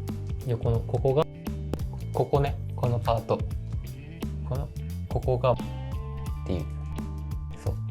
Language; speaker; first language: Japanese; native; Japanese